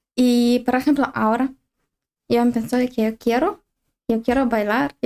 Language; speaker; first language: Spanish; non-native, learner; Ukrainian